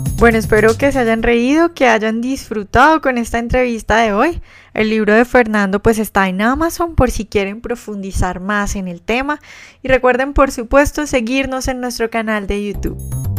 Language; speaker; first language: Spanish; native; Spanish